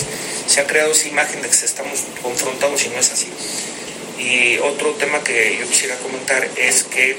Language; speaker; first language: Spanish; native; Spanish